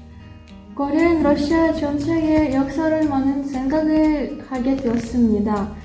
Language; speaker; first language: Korean; non-native, learner; Russian